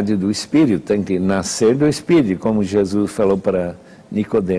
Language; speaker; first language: Portuguese; non-native, fluent; English